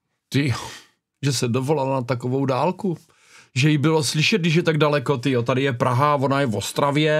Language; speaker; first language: Czech; native; Czech